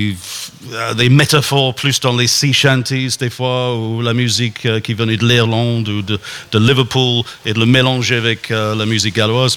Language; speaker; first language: French; non-native, fluent; English